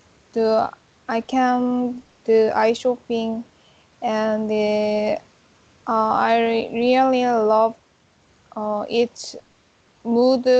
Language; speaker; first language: English; non-native, learner; Korean